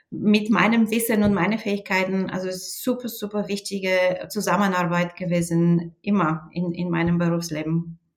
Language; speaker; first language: German; non-native, fluent; Bulgarian